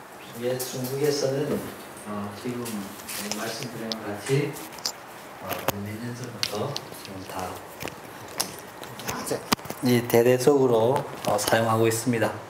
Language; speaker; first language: Korean; early bilingual, heritage; Korean